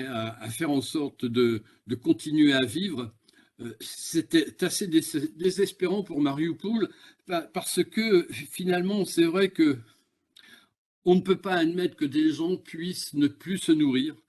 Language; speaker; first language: French; native; French